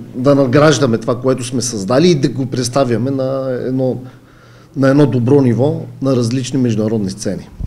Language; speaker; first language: Bulgarian; native; Bulgarian